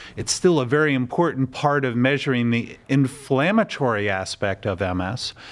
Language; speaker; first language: English; native; English